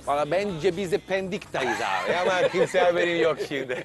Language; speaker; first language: Turkish; non-native, learner; Italian